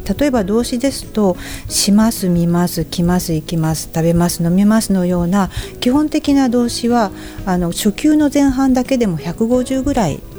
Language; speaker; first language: Japanese; native; Japanese